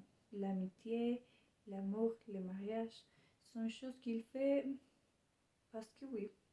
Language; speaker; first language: French; non-native, learner; Spanish